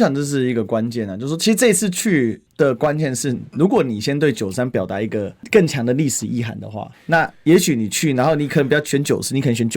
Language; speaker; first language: Chinese; native; Chinese